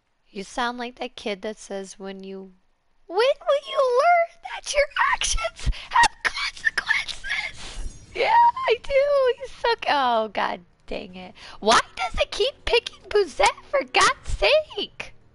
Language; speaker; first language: English; early bilingual, other home language; Turkish